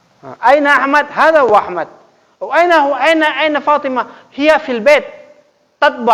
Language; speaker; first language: Arabic; non-native, fluent; Indonesian